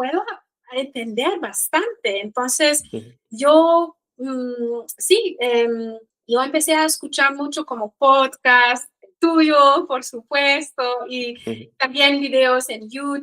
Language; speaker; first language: Spanish; non-native, fluent; Kikuyu